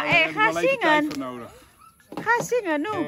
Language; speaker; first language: Dutch; non-native, learner; Indonesian